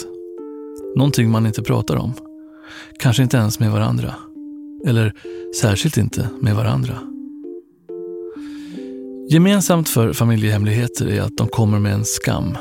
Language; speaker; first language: Swedish; native; Swedish